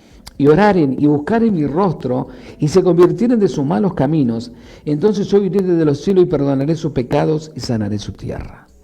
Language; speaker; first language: Spanish; native; Spanish